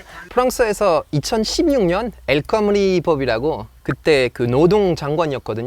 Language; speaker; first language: Korean; non-native, fluent; French